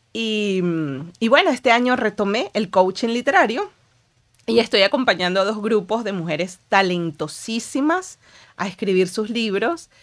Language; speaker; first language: Spanish; native; Spanish